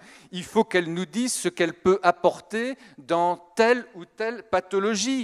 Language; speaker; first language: French; native; French